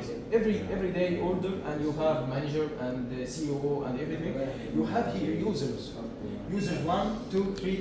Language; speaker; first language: English; non-native, learner; Arabic